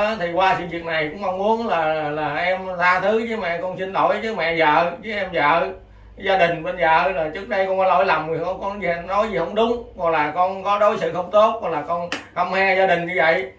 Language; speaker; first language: Vietnamese; native; Vietnamese